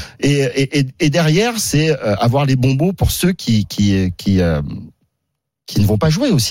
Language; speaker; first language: French; native; French